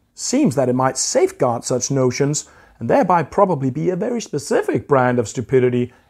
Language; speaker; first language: English; non-native, fluent; Danish